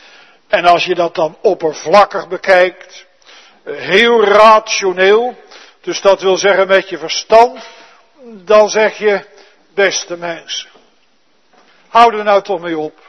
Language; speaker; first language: Dutch; native; Dutch